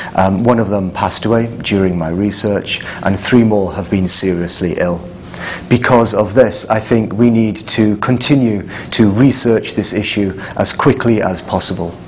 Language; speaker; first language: English; native; English